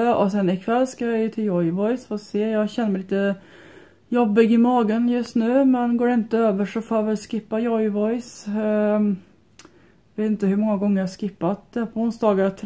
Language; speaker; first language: Swedish; native; Swedish